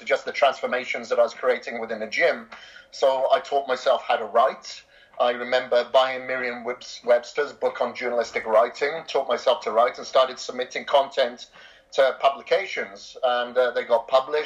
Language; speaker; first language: English; native; English